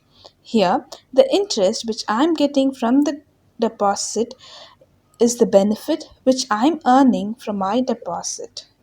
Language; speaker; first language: English; non-native, local second language; Tamil